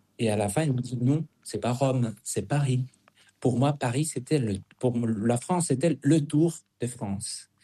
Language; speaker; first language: French; non-native, fluent; Spanish